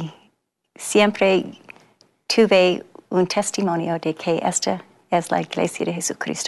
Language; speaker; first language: Spanish; non-native, learner; English